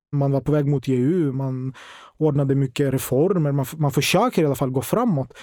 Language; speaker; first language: Swedish; non-native, fluent; Ukrainian